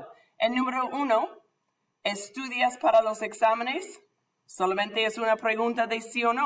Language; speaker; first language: Spanish; non-native, fluent; English